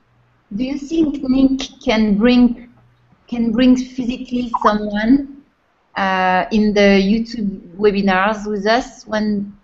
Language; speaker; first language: English; non-native, fluent; French